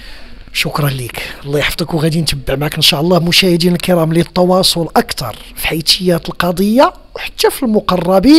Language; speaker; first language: Arabic; native; Arabic